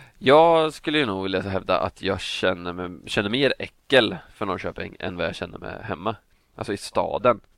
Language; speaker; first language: Swedish; native; Swedish